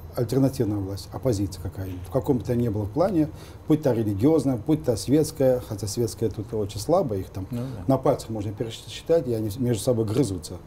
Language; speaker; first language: Russian; non-native, local second language; Uzbek